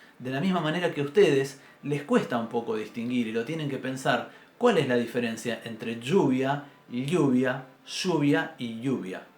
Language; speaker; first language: Spanish; native; Spanish